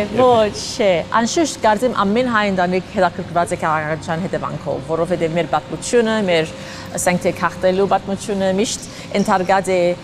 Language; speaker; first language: Armenian; early bilingual, heritage; Armenian